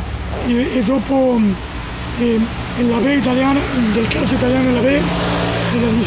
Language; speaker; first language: Italian; non-native, learner; Spanish